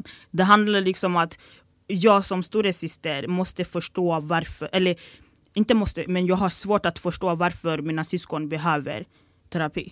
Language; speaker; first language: Swedish; early bilingual, other home language; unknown